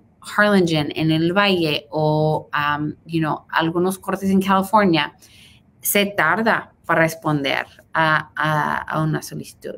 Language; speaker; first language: Spanish; early bilingual, heritage; Spanish